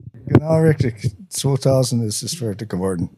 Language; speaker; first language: German; non-native, learner; English